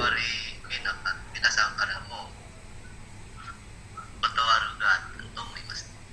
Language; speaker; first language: Japanese; non-native, learner; Indonesian